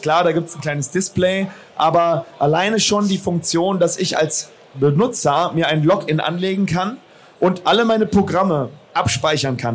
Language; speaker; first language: German; native; German